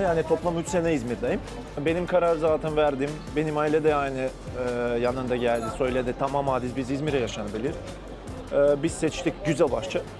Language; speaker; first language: Turkish; non-native, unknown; Bosnian